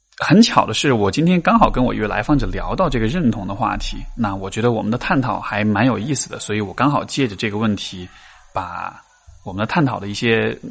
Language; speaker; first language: Chinese; native; Chinese